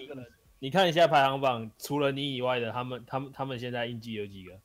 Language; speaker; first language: Chinese; native; Chinese